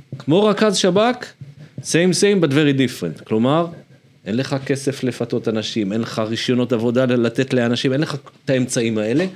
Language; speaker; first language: Hebrew; native; Hebrew